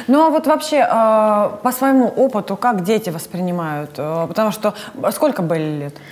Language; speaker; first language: Russian; native; Russian